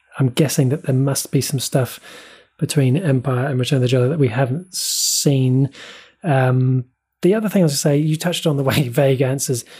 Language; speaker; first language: English; native; English